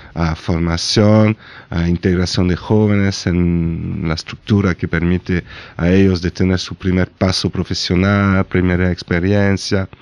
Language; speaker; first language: Spanish; non-native, fluent; French